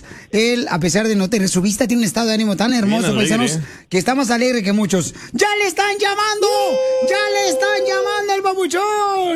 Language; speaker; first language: Spanish; native; Spanish